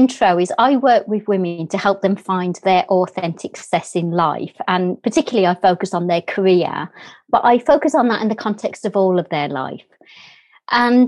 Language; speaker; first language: English; native; English